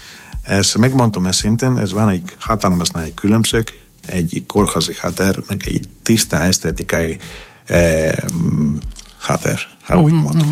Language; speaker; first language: Hungarian; non-native, fluent; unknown